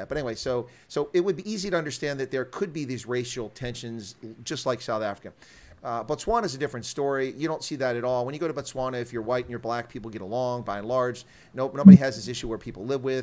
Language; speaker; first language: English; native; English